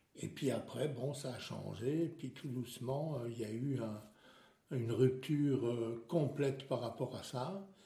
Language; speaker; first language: French; non-native, local second language; Swiss German